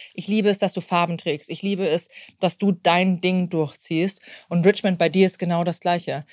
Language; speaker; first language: German; native; German